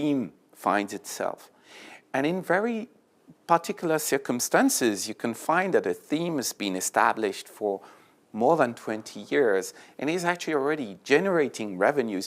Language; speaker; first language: English; non-native, fluent; French